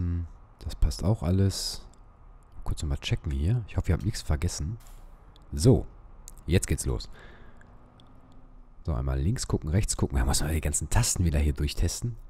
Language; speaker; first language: German; native; German